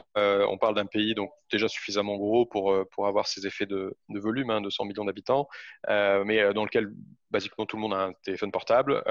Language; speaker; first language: French; native; French